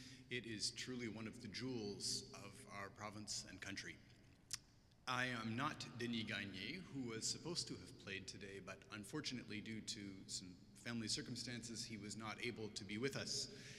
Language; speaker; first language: English; native; English